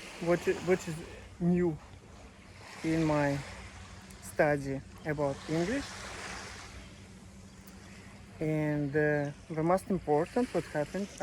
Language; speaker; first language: English; non-native, learner; Russian